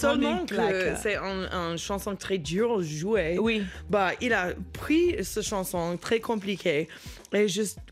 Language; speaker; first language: French; non-native, learner; English